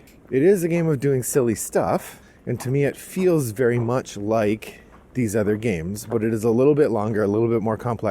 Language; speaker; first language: English; native; English